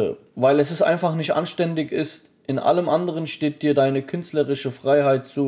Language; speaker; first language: German; native; German